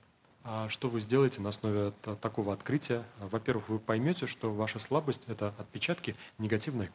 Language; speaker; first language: Russian; native; Russian